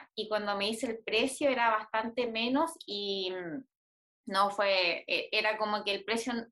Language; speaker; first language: Spanish; native; Spanish